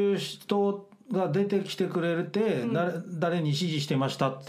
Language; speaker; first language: Japanese; native; Japanese